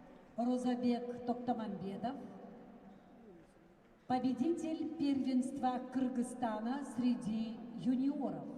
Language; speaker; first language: Russian; native; Russian